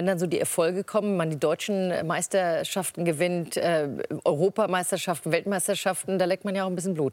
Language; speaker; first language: German; native; German